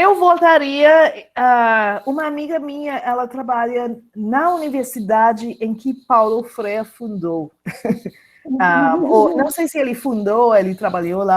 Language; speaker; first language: Portuguese; non-native, fluent; English